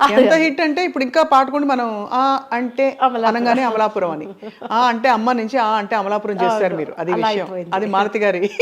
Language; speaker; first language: Telugu; native; Telugu